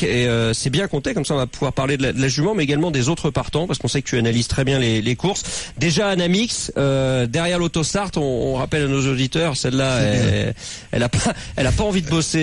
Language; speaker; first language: French; native; French